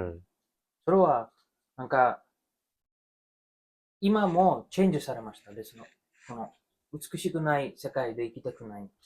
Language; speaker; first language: Japanese; non-native, learner; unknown